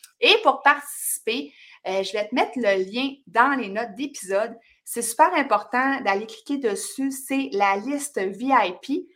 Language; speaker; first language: French; native; French